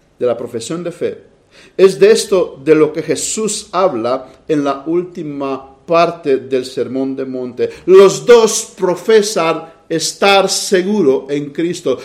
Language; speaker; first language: Spanish; non-native, fluent; Romanian